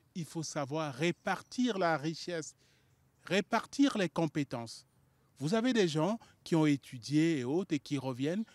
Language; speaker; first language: French; non-native, local second language; Sango